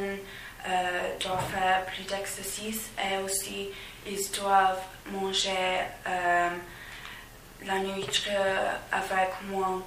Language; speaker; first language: French; non-native, learner; English